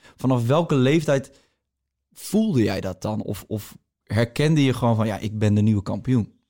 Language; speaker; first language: Dutch; native; Dutch